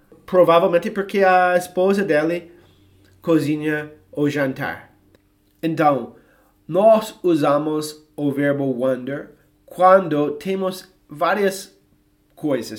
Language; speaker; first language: Portuguese; non-native, fluent; English